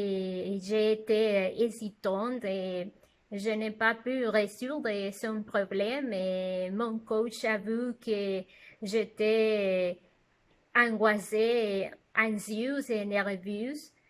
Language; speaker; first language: French; non-native, fluent; Spanish